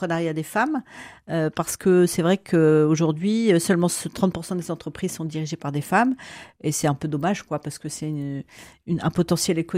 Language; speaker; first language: French; native; French